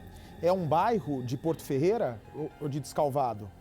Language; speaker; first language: Portuguese; native; Portuguese